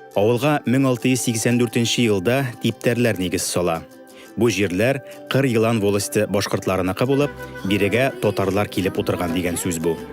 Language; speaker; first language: Tatar; native; Tatar